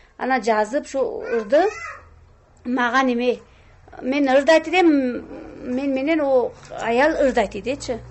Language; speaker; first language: Kyrgyz; non-native, local second language; Tajik